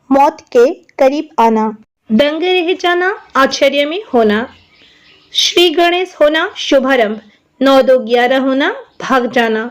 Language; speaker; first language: Hindi; non-native, local second language; Assamese